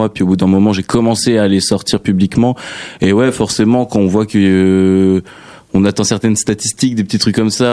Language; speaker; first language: French; native; French